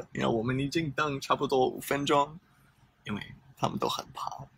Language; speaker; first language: Chinese; non-native, fluent; English